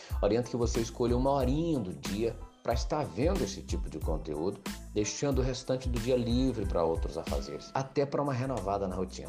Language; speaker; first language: Portuguese; native; Portuguese